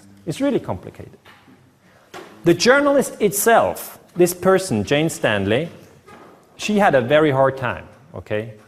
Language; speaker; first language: English; non-native, fluent; German